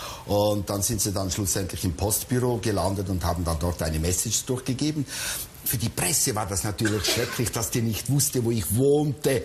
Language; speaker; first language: German; native; German